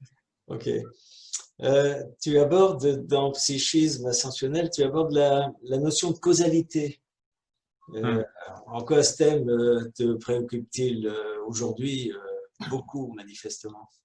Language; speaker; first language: French; native; French